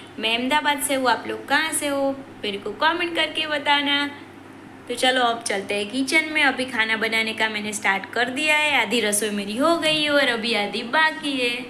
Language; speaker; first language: Hindi; non-native, local second language; Gujarati